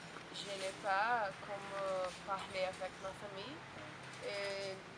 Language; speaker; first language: French; non-native, learner; Portuguese